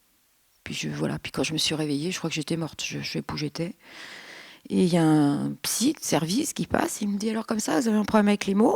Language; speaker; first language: French; native; French